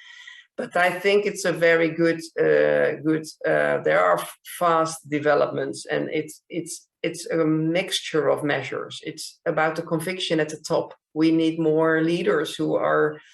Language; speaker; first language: English; non-native, fluent; Dutch